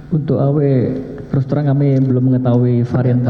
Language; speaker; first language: Indonesian; native; Indonesian